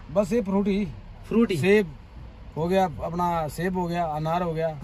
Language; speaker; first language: Hindi; native; Hindi